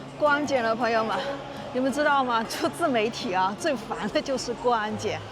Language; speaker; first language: Chinese; native; Chinese